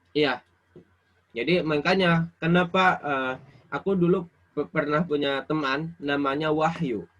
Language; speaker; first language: Indonesian; native; Indonesian